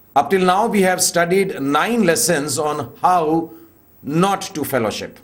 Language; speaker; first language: English; non-native, local second language; Hindi